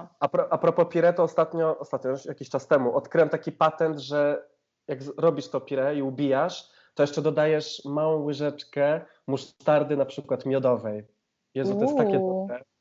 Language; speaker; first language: Polish; native; Polish